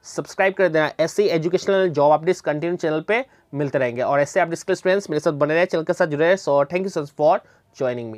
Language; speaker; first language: Hindi; non-native, local second language; Bangla